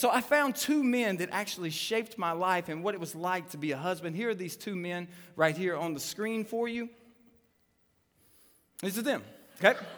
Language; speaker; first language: English; native; English